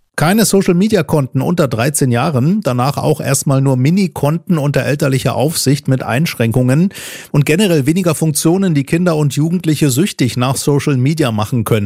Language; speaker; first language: German; native; German